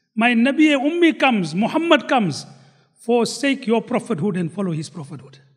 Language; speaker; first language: English; non-native, local second language; Gujarati